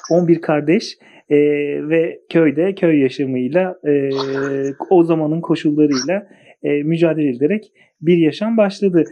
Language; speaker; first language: Turkish; native; Turkish